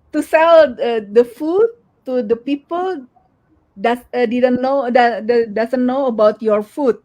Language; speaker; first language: English; non-native, learner; Indonesian